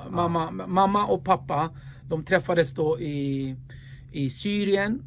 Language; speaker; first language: Swedish; early bilingual, other home language; Kurdish